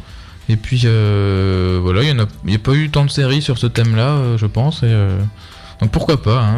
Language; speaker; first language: French; native; French